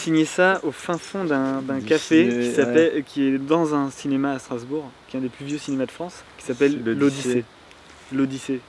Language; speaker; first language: French; native; French